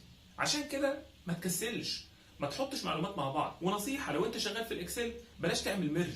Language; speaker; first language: Arabic; native; Arabic